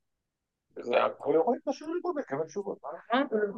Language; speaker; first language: Hebrew; native; Hebrew